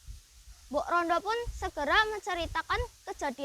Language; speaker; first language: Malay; non-native, local second language; Javanese